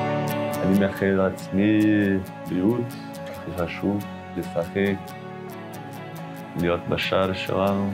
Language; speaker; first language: Hebrew; non-native, learner; Portuguese